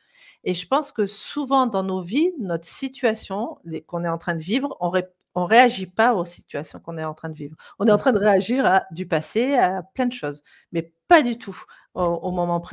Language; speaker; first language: French; native; French